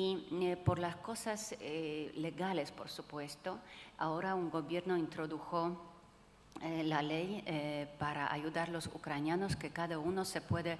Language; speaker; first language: Spanish; non-native, fluent; Polish